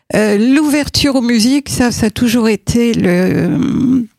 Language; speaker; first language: French; native; French